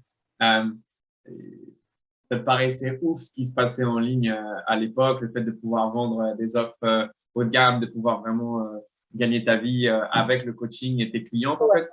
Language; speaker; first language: French; native; French